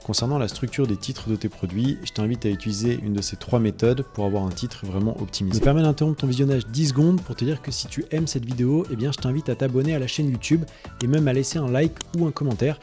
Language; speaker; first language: French; native; French